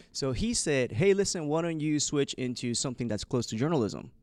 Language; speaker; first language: English; early bilingual, other home language; Chinese